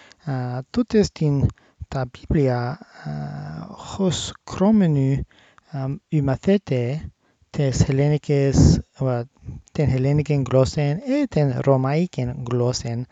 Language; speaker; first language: Greek; non-native, learner; English